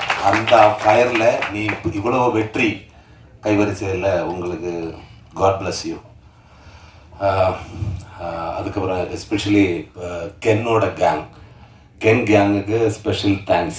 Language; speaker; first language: Tamil; non-native, learner; Malayalam